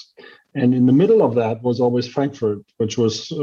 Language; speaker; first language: English; non-native, fluent; German